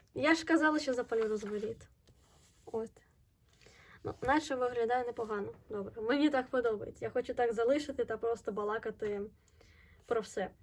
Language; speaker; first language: Ukrainian; non-native, local second language; Russian